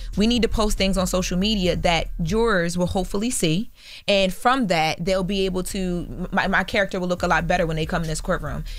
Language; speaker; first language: English; native; English